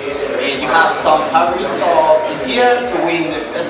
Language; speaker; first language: English; non-native, learner; Spanish